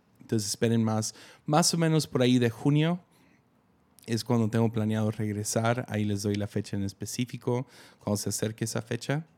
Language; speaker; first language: Spanish; native; Spanish